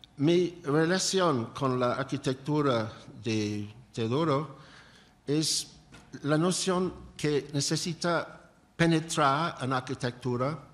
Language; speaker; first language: Spanish; non-native, learner; English